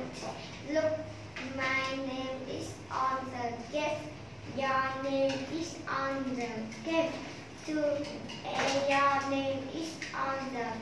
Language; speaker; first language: English; non-native, learner; Vietnamese